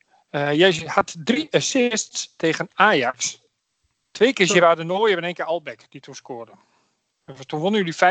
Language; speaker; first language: Dutch; native; Dutch